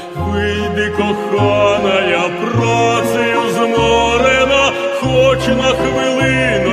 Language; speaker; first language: Russian; non-native, local second language; Ukrainian